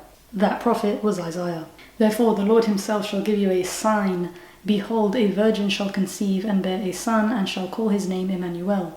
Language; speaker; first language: English; native; English